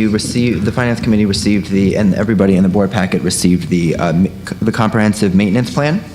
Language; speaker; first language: English; native; English